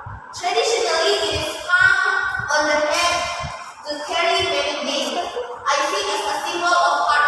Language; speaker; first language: English; non-native, local second language; Indonesian